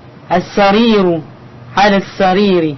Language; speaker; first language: Arabic; non-native, learner; Indonesian